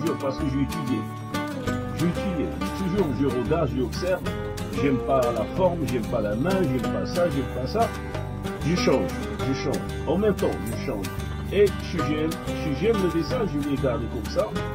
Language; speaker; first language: French; non-native, local second language; Arabic